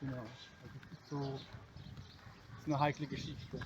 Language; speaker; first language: German; non-native, fluent; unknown